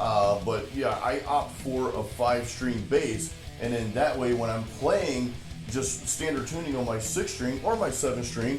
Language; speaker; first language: English; native; English